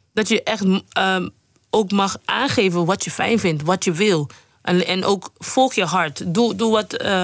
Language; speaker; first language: Dutch; non-native, local second language; Papiamento